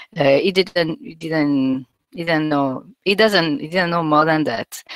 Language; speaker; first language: English; non-native, fluent; French